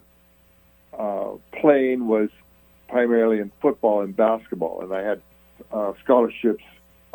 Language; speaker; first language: English; native; English